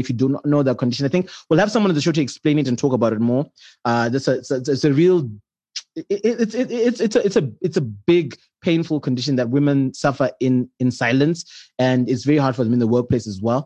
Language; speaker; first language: English; non-native, local second language; Shona